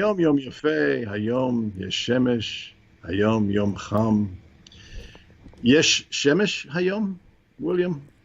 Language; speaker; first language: Hebrew; non-native, fluent; English